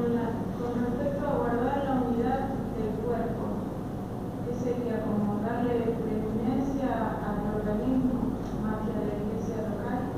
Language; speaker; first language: Spanish; native; Spanish